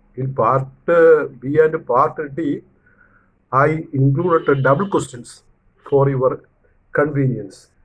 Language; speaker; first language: English; non-native, local second language; Malayalam